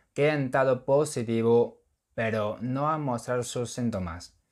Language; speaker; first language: Spanish; non-native, fluent; Chinese